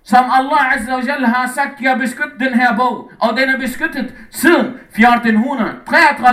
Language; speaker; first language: Danish; non-native, fluent; Arabic